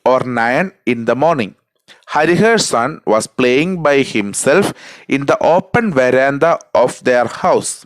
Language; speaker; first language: English; non-native, local second language; Malayalam